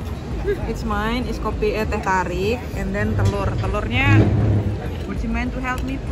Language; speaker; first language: English; non-native, learner; Indonesian